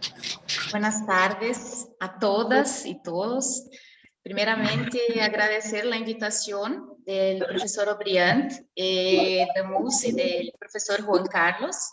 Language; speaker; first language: Spanish; non-native, fluent; Portuguese